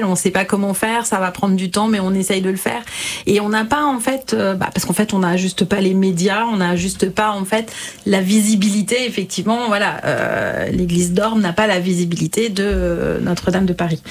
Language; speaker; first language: French; native; French